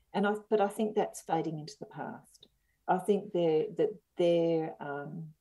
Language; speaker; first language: English; native; English